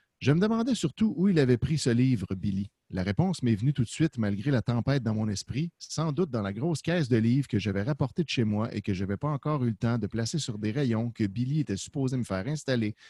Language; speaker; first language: French; native; French